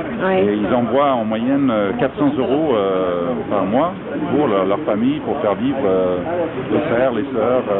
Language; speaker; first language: French; non-native, fluent; English